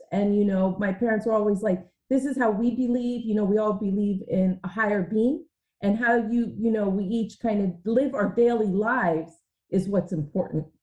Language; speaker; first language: English; early bilingual, other home language; Hindi